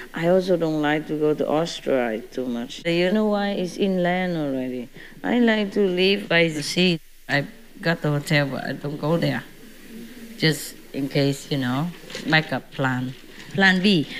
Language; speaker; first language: English; non-native, fluent; Vietnamese